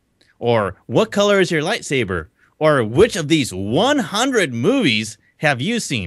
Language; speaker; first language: English; native; English